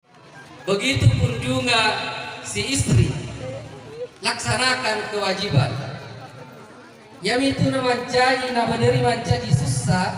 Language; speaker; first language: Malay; non-native, local second language; Buginese